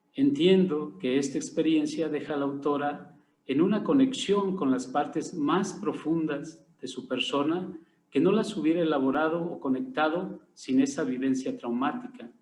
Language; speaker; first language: Spanish; native; Spanish